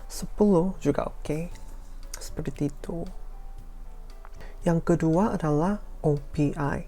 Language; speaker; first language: Indonesian; non-native, fluent; Korean